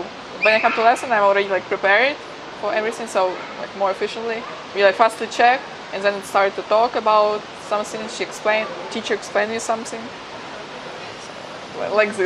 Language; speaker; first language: English; non-native, fluent; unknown